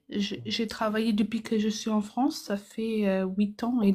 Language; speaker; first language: French; non-native, fluent; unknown